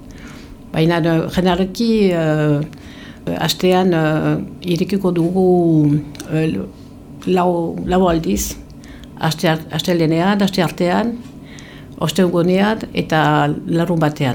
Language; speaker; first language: Basque; non-native, local second language; French